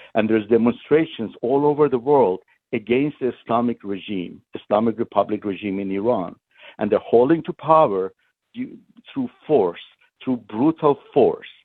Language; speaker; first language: English; non-native, fluent; Persian